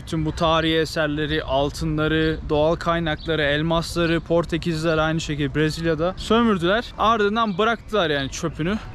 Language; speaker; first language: Turkish; native; Turkish